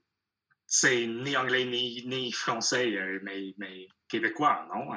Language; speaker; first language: French; non-native, learner; English